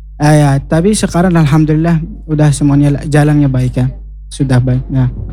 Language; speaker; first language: Indonesian; non-native, fluent; Arabic